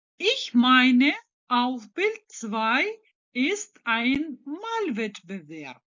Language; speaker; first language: German; non-native, fluent; Ukrainian